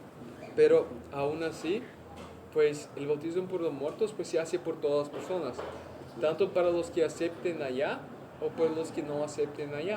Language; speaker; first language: Spanish; native; Spanish